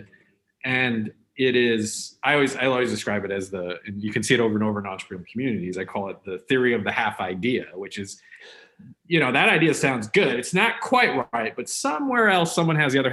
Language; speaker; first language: English; native; English